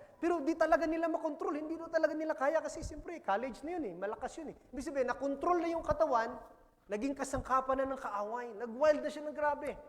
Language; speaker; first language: Filipino; non-native, local second language; Masbatenyo